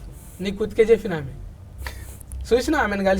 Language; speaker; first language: Telugu; native; Telugu